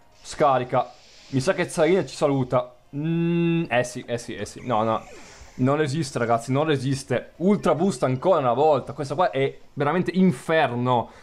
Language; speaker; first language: Italian; native; Italian